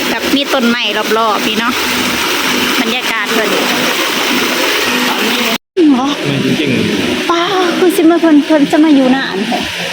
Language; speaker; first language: Thai; native; Thai